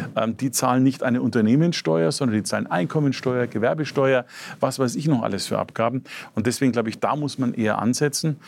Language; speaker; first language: German; native; German